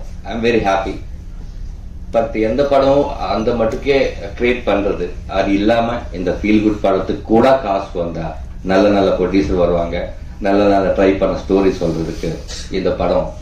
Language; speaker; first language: Tamil; non-native, learner; Telugu